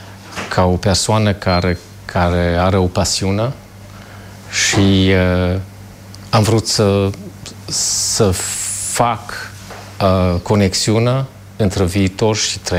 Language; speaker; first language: Romanian; non-native, fluent; German